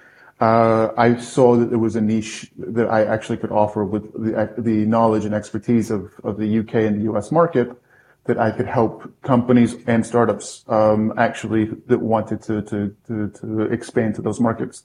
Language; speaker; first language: English; native; English